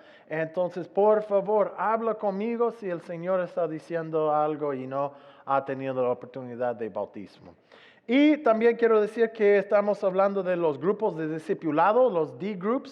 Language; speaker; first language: Spanish; non-native, fluent; English